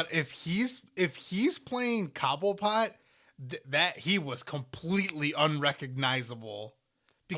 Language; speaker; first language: English; native; English